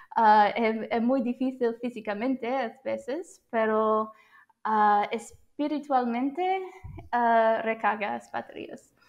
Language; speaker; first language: Galician; non-native, fluent; English